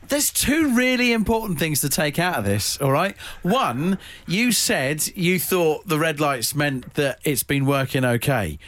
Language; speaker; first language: English; native; English